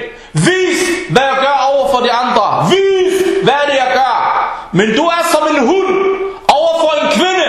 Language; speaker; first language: Danish; early bilingual, other home language; Arabic